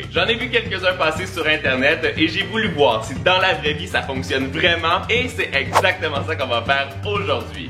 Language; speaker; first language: French; native; French